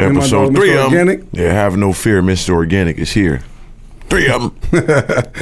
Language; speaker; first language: English; native; English